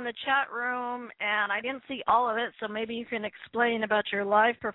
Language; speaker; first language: English; native; English